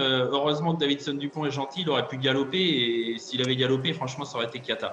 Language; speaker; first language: French; native; French